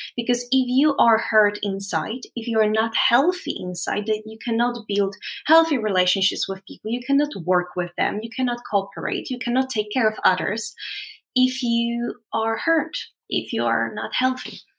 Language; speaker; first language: English; non-native, fluent; Polish